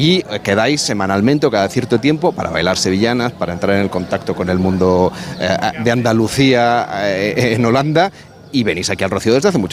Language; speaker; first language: Spanish; native; Spanish